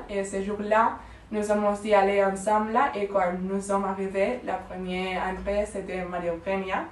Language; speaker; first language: French; non-native, learner; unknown